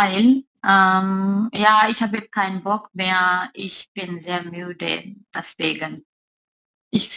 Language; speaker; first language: German; non-native, learner; Urdu